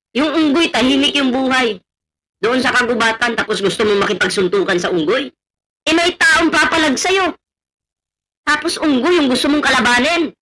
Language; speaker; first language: Filipino; non-native, local second language; Cebuano